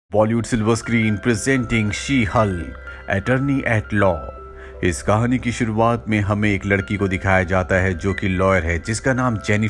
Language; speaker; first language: Hindi; native; Hindi